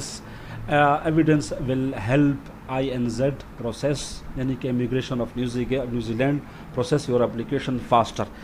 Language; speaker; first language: Urdu; native; Urdu